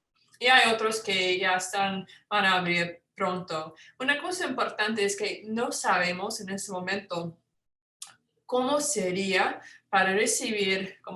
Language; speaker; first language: Spanish; non-native, fluent; English